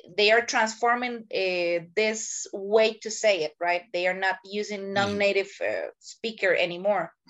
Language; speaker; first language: English; non-native, fluent; Spanish